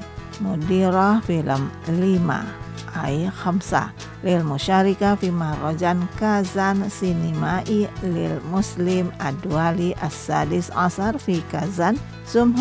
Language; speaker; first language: Arabic; non-native, fluent; Indonesian